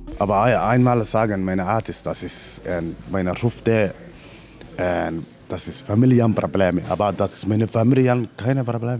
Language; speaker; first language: German; non-native, learner; Somali